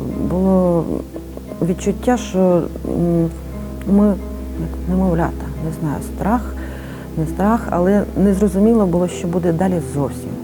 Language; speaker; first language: Ukrainian; native; Ukrainian